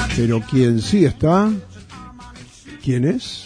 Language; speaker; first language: Spanish; native; Spanish